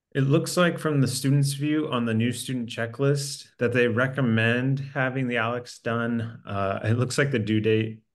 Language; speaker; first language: English; native; English